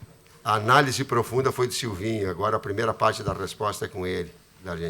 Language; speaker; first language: Portuguese; native; Portuguese